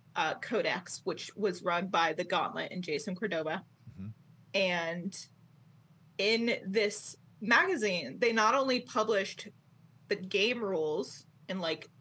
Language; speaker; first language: English; native; English